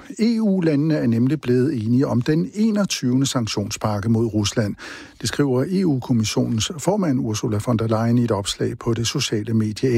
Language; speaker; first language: Danish; native; Danish